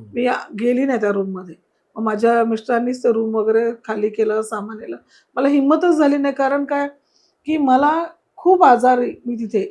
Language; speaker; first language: Marathi; non-native, local second language; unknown